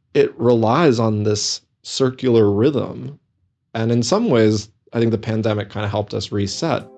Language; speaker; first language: English; native; English